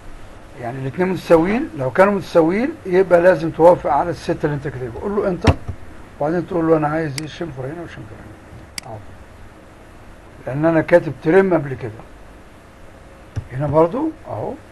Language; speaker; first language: Arabic; native; Arabic